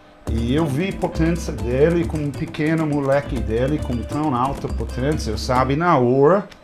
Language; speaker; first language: Portuguese; non-native, learner; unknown